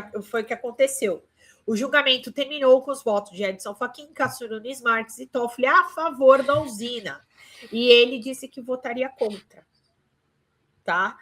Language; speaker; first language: Portuguese; native; Portuguese